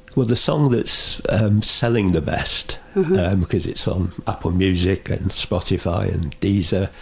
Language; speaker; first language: English; native; English